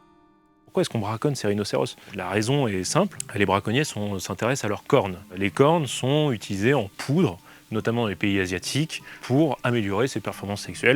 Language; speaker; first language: French; native; French